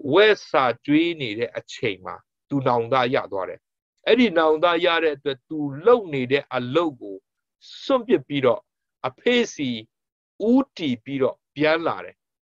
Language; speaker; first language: Burmese; non-native, local second language; Tedim Chin